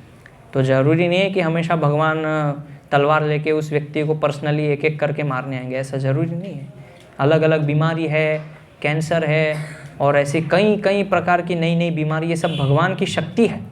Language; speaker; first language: Hindi; native; Hindi